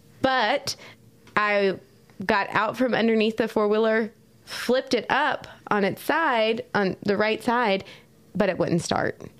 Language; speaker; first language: English; native; English